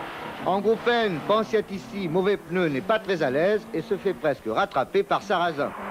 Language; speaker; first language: French; native; French